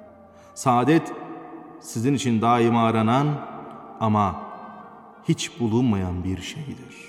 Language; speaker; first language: Turkish; native; Turkish